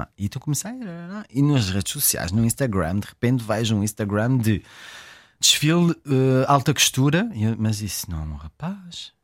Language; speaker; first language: Portuguese; early bilingual, heritage; French